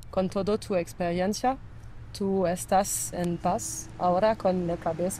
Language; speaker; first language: Spanish; non-native, learner; French